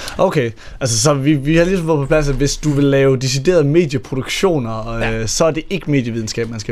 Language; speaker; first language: Danish; native; Danish